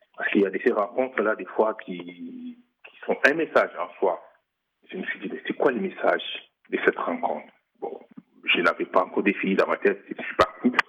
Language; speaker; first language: French; non-native, local second language; Lingala